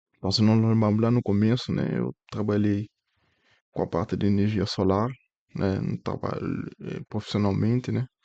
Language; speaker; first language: Portuguese; non-native, local second language; Kabuverdianu